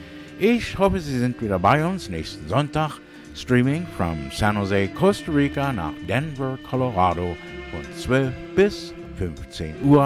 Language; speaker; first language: German; early bilingual, heritage; English